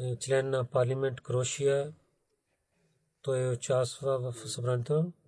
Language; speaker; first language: Bulgarian; non-native, learner; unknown